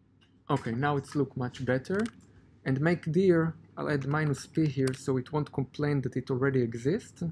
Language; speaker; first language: English; non-native, fluent; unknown